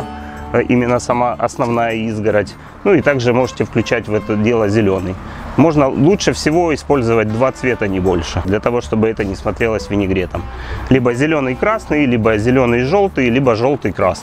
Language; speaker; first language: Russian; native; Russian